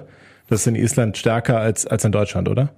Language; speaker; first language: German; native; German